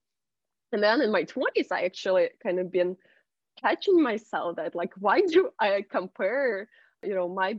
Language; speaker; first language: English; non-native, fluent; Russian